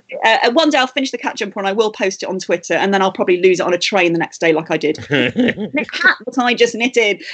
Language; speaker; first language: English; native; English